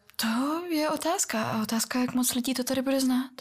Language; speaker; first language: Czech; early bilingual, other home language; Russian